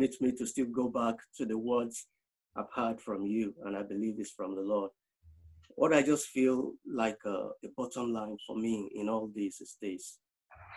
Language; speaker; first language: English; non-native, local second language; Yoruba